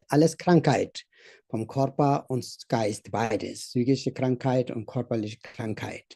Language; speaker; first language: German; non-native, learner; Tibetan